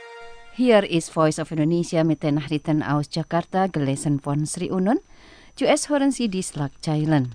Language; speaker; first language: German; non-native, fluent; Indonesian